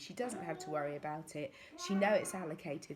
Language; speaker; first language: English; native; English